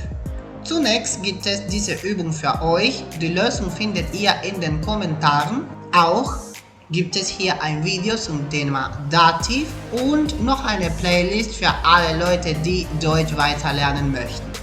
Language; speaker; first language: German; non-native, fluent; Spanish